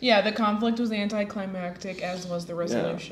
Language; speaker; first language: English; native; English